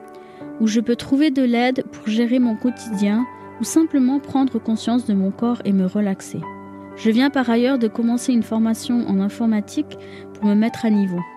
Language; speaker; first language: French; native; French